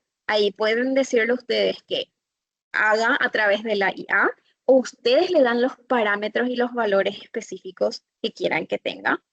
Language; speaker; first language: Spanish; native; Spanish